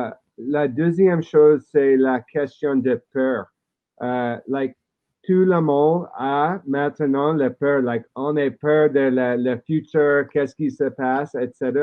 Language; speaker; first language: French; non-native, learner; English